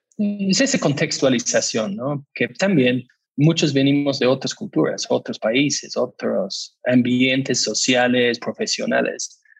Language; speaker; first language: Spanish; non-native, fluent; English